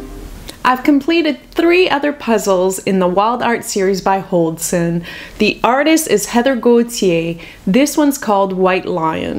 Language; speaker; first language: English; native; English